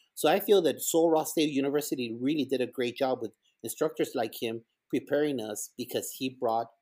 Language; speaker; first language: English; early bilingual, other home language; Spanish